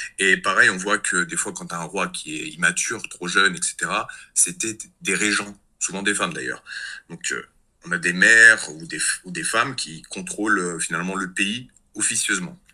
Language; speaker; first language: French; native; French